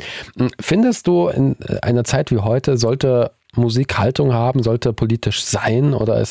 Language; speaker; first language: German; native; German